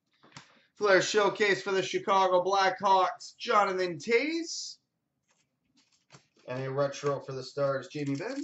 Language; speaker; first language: English; native; English